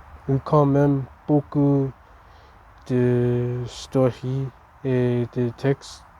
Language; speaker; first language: French; non-native, learner; English